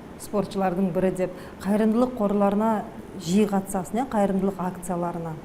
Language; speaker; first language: Kazakh; native; Kazakh